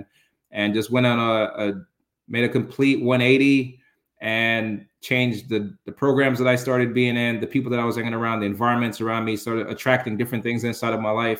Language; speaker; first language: English; early bilingual, other home language; Jamaican Creole English